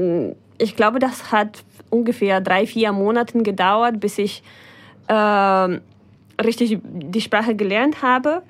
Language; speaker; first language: German; non-native, fluent; Ukrainian